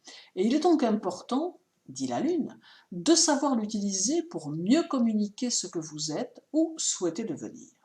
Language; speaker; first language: French; native; French